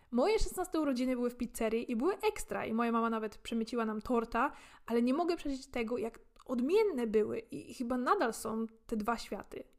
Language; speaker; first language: Polish; native; Polish